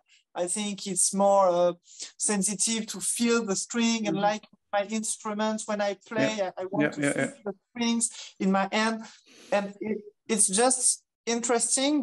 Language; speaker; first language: English; non-native, fluent; French